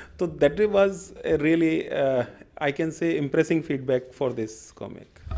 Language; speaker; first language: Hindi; non-native, local second language; Punjabi